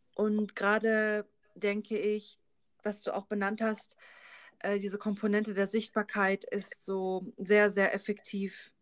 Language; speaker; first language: German; native; German